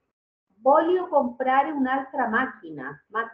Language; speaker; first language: Italian; non-native, learner; Spanish